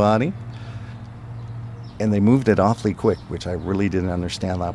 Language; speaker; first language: English; non-native, fluent; French